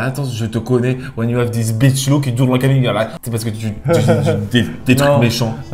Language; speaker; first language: French; native; French